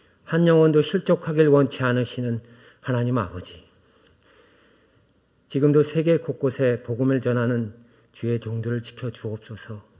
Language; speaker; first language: Korean; native; Korean